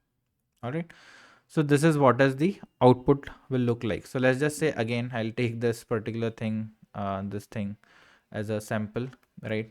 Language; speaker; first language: English; non-native, local second language; Hindi